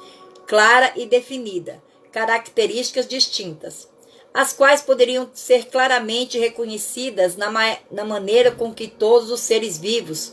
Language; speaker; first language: Portuguese; native; Portuguese